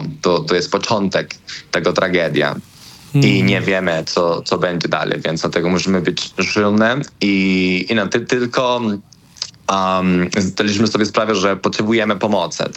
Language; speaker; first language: Polish; non-native, learner; Spanish